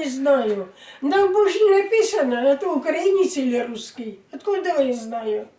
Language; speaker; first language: Russian; native; Russian